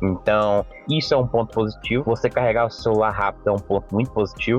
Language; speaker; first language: Portuguese; native; Portuguese